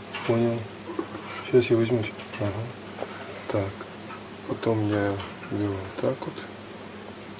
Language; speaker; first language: Russian; native; Russian